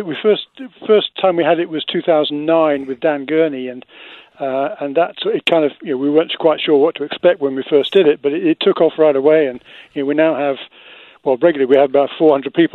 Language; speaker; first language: English; native; English